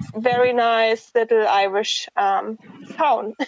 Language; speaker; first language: English; non-native, fluent; German